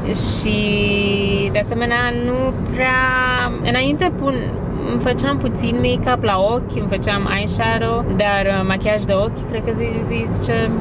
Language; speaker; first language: Romanian; early bilingual, heritage; Romanian